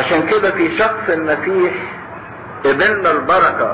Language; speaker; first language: Arabic; native; Arabic